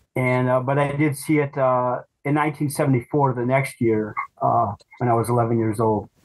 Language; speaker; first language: English; native; English